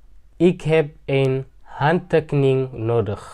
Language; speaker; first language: Dutch; non-native, fluent; Tigrinya